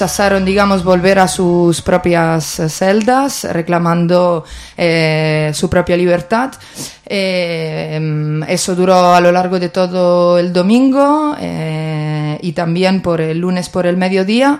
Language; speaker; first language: Spanish; native; Spanish